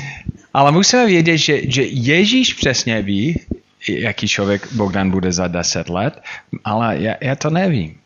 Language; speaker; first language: Czech; non-native, fluent; English